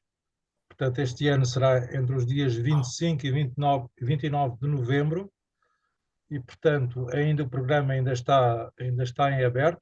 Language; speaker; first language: Portuguese; native; Portuguese